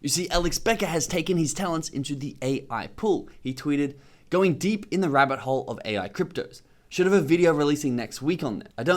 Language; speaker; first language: English; native; English